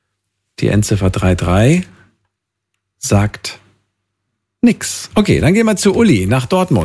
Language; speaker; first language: German; native; German